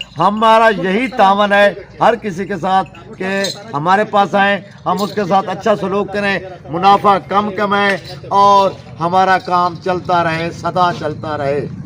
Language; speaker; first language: Urdu; non-native, local second language; Saraiki